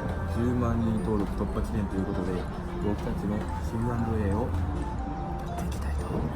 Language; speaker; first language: Japanese; native; Japanese